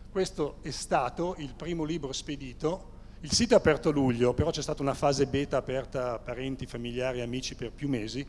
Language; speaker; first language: Italian; native; Italian